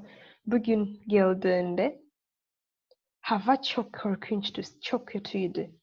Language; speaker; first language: Turkish; non-native, fluent; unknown